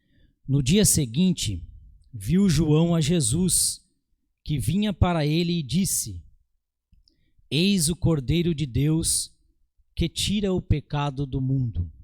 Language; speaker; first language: Portuguese; native; Portuguese